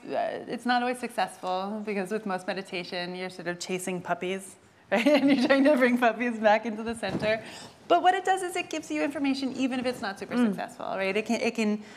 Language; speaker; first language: English; native; English